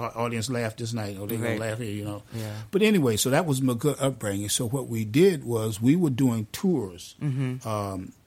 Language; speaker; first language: English; native; English